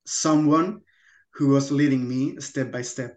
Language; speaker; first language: English; non-native, fluent; Spanish